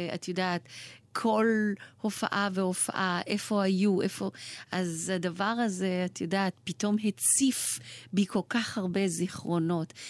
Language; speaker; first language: Hebrew; early bilingual, other home language; Persian